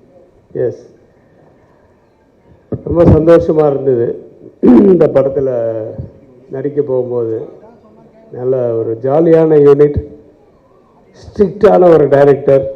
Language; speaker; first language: Tamil; native; Tamil